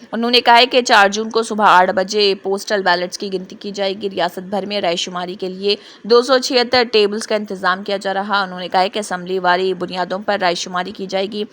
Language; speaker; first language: Urdu; native; Urdu